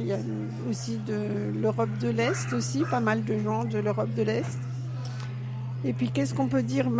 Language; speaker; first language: French; native; French